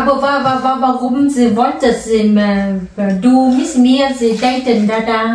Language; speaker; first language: German; non-native, learner; Vietnamese